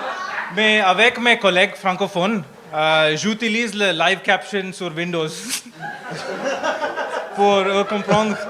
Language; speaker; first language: French; non-native, learner; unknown